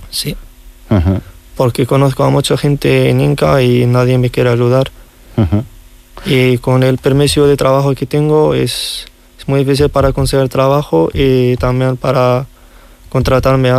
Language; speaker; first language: Spanish; non-native, learner; Riffian